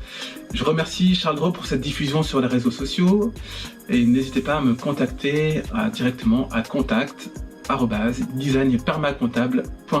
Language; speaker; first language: French; native; French